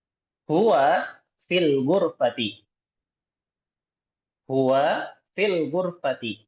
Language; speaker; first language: Arabic; non-native, fluent; Indonesian